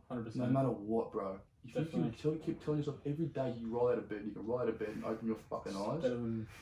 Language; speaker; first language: English; native; English